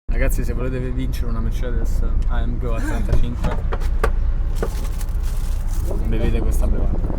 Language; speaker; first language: Italian; native; Italian